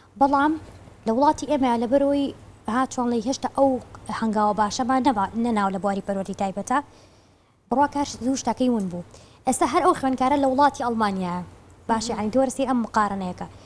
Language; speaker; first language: Central Kurdish; native; Central Kurdish